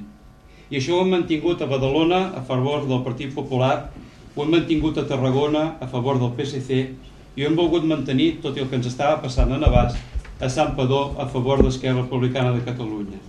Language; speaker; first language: Catalan; native; Catalan